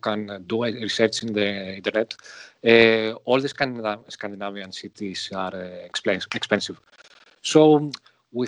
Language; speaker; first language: English; non-native, learner; Greek